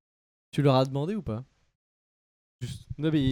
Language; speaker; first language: French; native; French